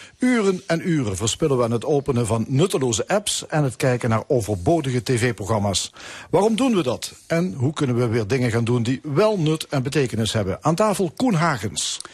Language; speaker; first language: Dutch; native; Dutch